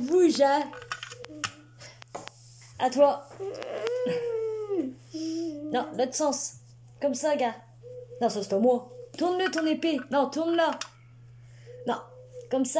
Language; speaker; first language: French; native; French